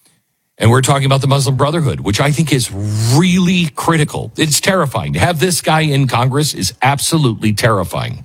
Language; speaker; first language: English; native; English